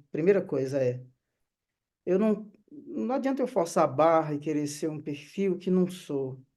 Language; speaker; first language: Portuguese; native; Portuguese